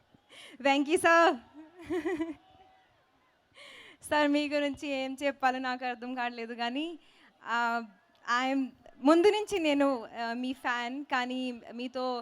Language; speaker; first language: Telugu; non-native, learner; Hindi